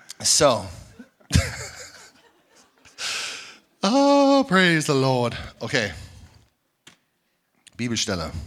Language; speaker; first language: German; non-native, fluent; English